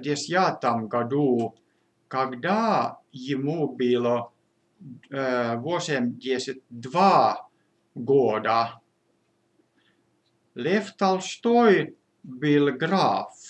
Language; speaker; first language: Russian; non-native, fluent; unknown